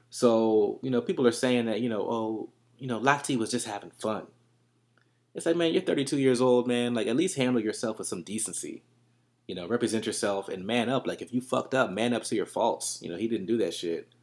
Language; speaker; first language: English; native; English